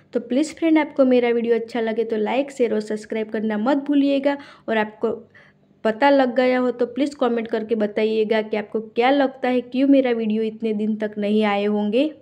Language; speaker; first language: Hindi; non-native, local second language; Gujarati